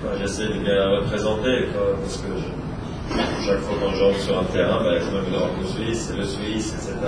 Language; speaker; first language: French; non-native, local second language; Swiss German